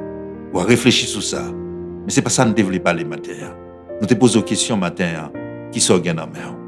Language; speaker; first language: French; non-native, local second language; Haitian Creole